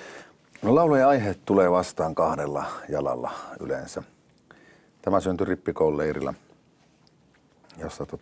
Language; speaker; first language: Finnish; native; Finnish